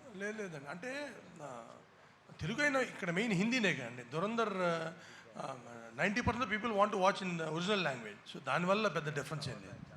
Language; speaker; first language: Telugu; native; Telugu